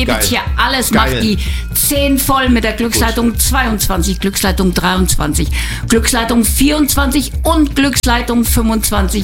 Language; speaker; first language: German; native; German